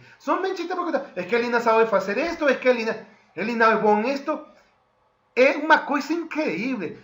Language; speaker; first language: Portuguese; non-native, fluent; Spanish